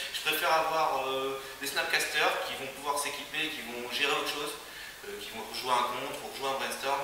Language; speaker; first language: French; native; French